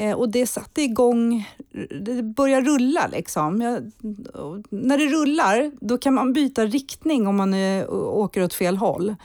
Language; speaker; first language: Swedish; early bilingual, heritage; Swedish